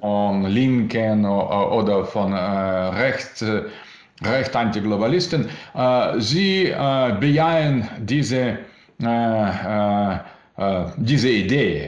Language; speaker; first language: German; non-native, learner; Russian